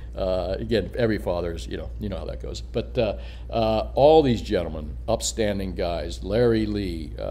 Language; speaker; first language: English; native; English